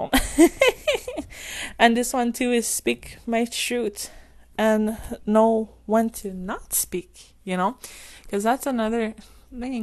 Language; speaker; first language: English; non-native, fluent; French